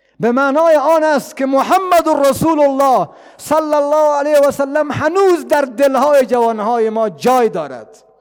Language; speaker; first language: Persian; non-native, local second language; Baluchi